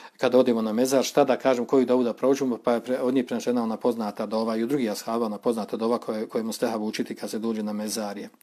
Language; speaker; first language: Bosnian; native; Bosnian